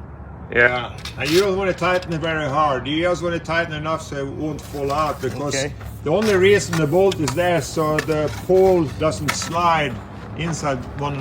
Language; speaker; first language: English; non-native, fluent; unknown